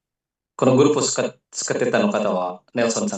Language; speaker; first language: Japanese; non-native, fluent; Indonesian